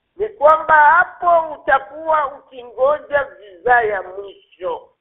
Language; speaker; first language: Swahili; non-native, local second language; Rundi